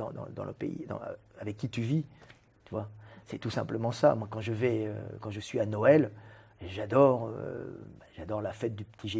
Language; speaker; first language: French; native; French